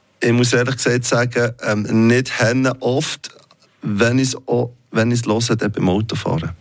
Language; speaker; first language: German; non-native, local second language; French